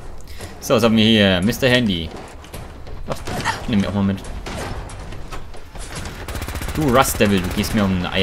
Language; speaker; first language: German; native; German